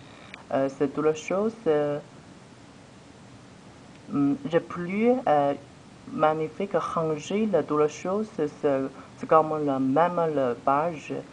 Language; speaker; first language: French; non-native, learner; Chinese